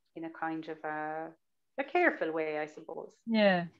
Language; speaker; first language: English; native; English